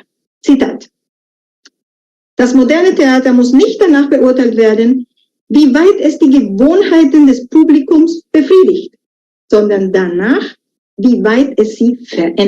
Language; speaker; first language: German; non-native, fluent; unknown